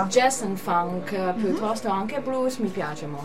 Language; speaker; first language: Italian; non-native, learner; Cantonese